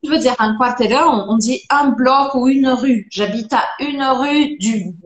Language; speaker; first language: French; non-native, fluent; Portuguese